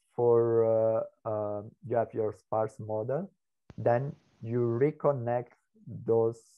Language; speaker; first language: English; non-native, fluent; Italian